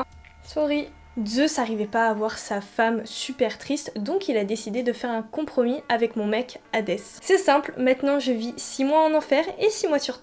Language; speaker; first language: French; native; French